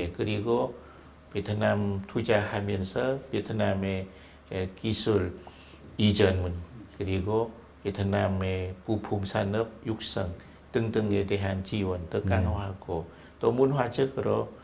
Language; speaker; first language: Korean; non-native, fluent; Vietnamese